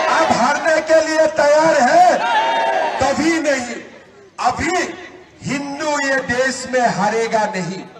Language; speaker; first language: Hindi; non-native, local second language; Assamese